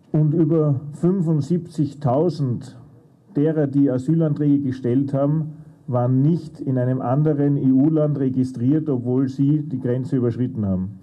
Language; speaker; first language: German; native; German